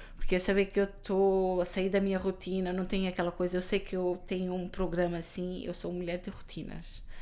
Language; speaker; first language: Portuguese; non-native, local second language; Kabuverdianu